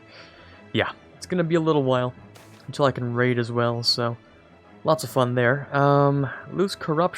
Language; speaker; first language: English; native; English